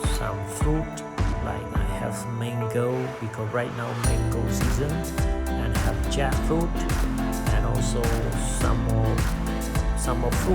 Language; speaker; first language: English; non-native, learner; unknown